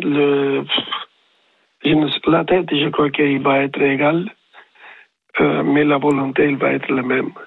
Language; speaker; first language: French; non-native, learner; Spanish